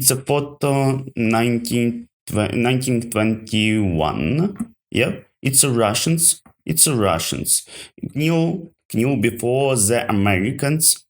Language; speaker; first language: English; non-native, learner; Ukrainian